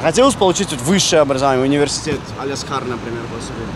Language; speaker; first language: Russian; native; Russian